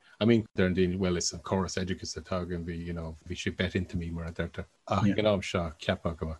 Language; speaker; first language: Irish; non-native, local second language; English